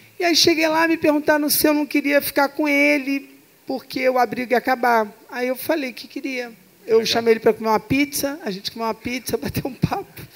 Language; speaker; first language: Portuguese; native; Portuguese